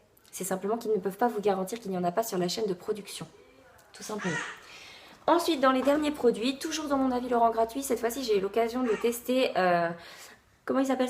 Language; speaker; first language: French; native; French